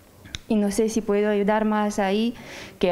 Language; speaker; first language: Spanish; non-native, fluent; Ukrainian